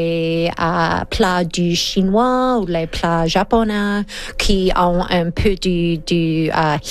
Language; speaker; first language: French; non-native, learner; English